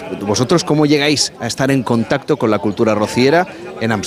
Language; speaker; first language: Spanish; native; Spanish